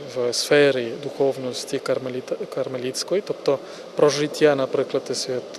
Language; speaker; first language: Ukrainian; non-native, fluent; Spanish